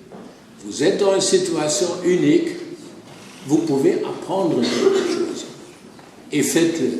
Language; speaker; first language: French; non-native, fluent; German